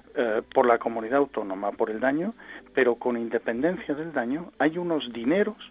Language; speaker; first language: Spanish; native; Spanish